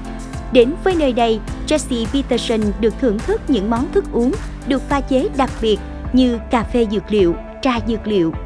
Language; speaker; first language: Vietnamese; native; Vietnamese